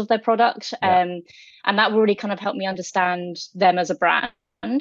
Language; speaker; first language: English; native; English